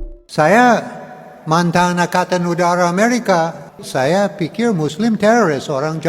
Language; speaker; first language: Indonesian; non-native, learner; English